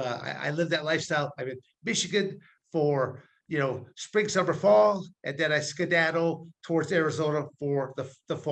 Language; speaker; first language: English; native; English